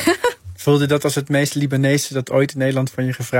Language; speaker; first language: Dutch; native; Dutch